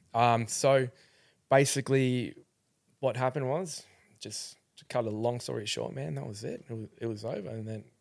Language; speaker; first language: English; native; English